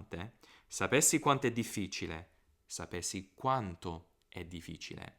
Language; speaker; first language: Italian; non-native, fluent; English